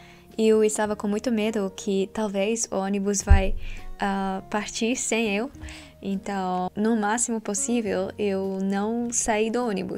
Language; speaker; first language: Portuguese; non-native, learner; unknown